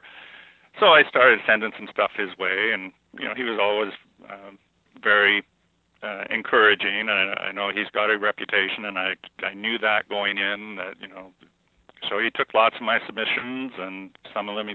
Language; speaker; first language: English; native; English